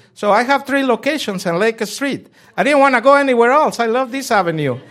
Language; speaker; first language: English; non-native, fluent; Spanish